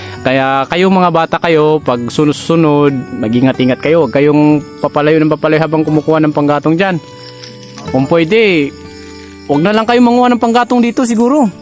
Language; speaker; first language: Filipino; non-native, local second language; Cebuano